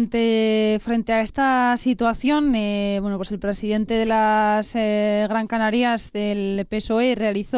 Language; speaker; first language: Spanish; native; Spanish